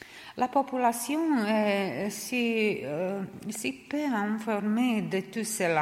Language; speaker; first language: French; non-native, learner; Serbian